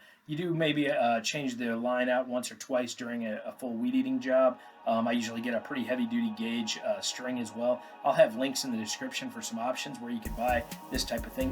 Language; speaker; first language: English; native; English